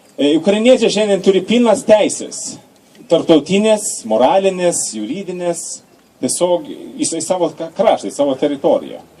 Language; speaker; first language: Lithuanian; early bilingual, heritage; Lithuanian